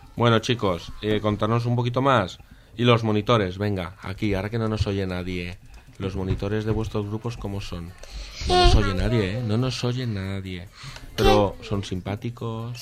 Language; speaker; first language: Spanish; native; Spanish